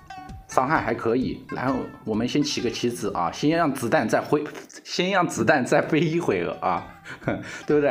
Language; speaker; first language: Chinese; native; Chinese